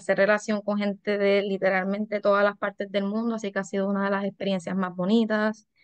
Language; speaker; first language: Spanish; native; Spanish